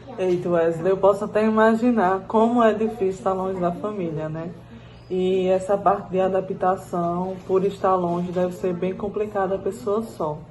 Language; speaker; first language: Portuguese; native; Portuguese